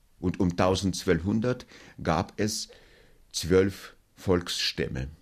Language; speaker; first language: German; non-native, fluent; Russian